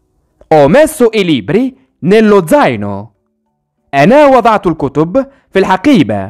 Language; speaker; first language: Italian; non-native, fluent; Arabic